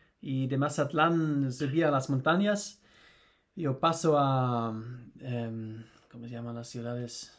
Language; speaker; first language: Spanish; non-native, learner; German